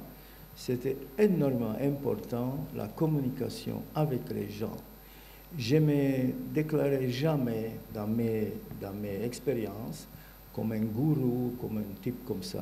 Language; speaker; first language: French; non-native, learner; Bulgarian